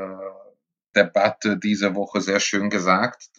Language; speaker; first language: German; non-native, fluent; Hungarian